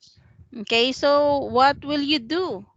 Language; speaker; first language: English; non-native, fluent; Vietnamese